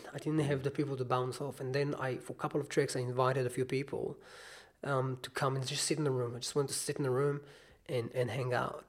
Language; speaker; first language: English; non-native, fluent; Hebrew